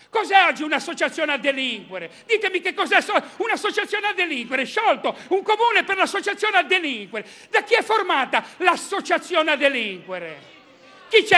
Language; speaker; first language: Italian; native; Italian